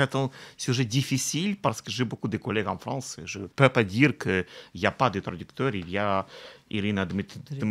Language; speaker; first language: French; non-native, fluent; Russian